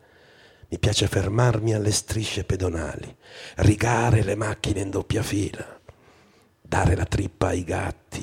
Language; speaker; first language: Italian; native; Italian